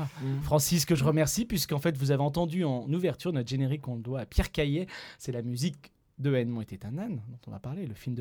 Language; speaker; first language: French; native; French